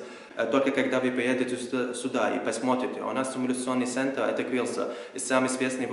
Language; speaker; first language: Ukrainian; non-native, fluent; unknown